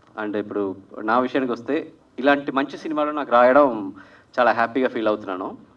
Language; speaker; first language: Telugu; native; Telugu